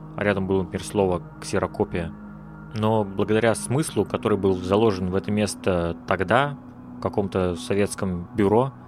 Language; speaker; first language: Russian; native; Russian